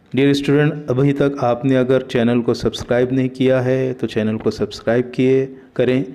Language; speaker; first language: Hindi; native; Hindi